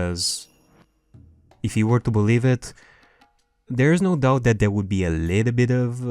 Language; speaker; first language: English; native; English